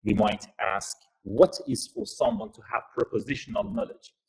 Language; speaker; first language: English; non-native, fluent; Persian